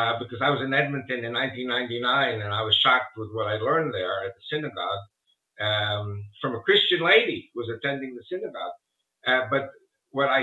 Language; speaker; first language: English; early bilingual, other home language; Spanish